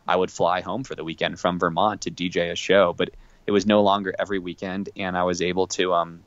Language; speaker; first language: English; native; English